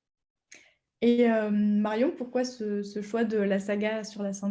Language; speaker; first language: French; native; French